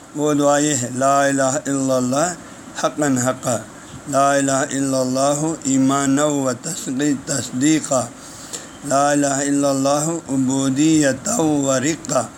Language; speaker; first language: Urdu; non-native, local second language; Balti